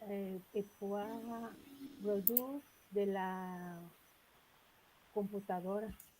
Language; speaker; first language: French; non-native, learner; Spanish